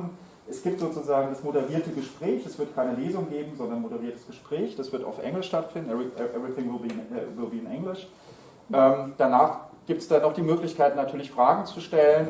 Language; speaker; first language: German; native; German